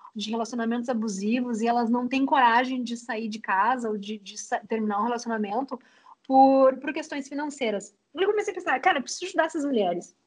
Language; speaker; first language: Portuguese; native; Portuguese